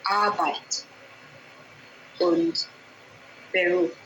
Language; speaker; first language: German; non-native, learner; Thai